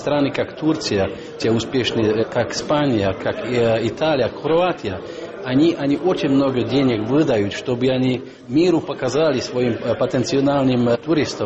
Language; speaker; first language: Russian; non-native, fluent; Slovak